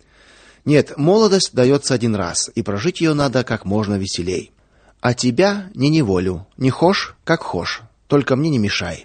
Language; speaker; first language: Russian; native; Russian